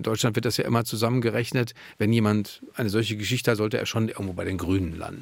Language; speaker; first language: German; native; German